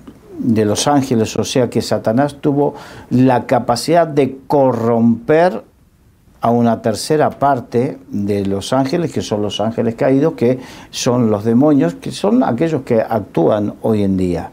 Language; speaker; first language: Spanish; native; Spanish